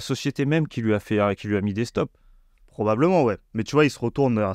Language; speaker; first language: French; native; French